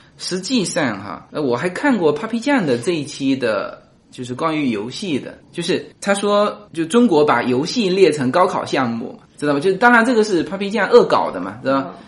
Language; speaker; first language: Chinese; native; Chinese